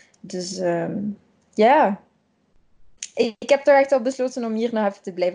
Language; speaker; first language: Dutch; native; Dutch